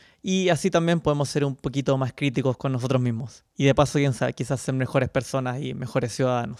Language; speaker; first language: Spanish; native; Spanish